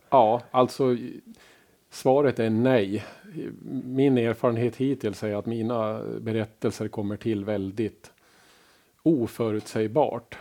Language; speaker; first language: Swedish; native; Swedish